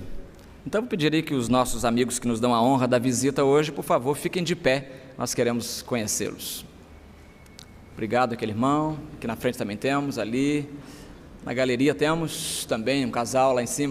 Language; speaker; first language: Portuguese; native; Portuguese